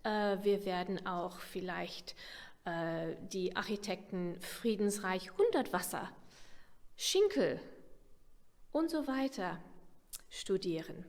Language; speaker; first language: German; non-native, fluent; English